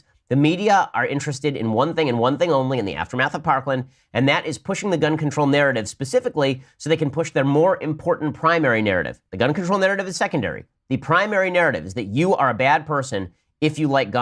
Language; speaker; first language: English; native; English